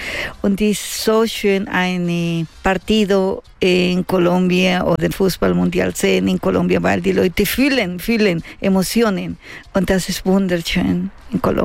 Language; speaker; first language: German; non-native, learner; Spanish